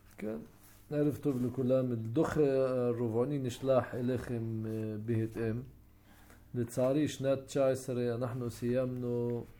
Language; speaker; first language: Hebrew; non-native, local second language; Arabic